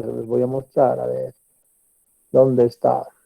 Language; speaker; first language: Spanish; native; Spanish